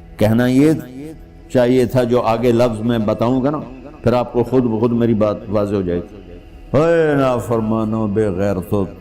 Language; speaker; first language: Urdu; non-native, local second language; Punjabi